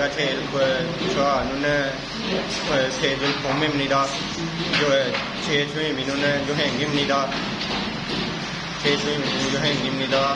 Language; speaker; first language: Korean; non-native, learner; Punjabi